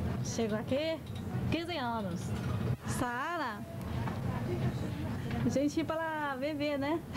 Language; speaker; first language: Portuguese; non-native, learner; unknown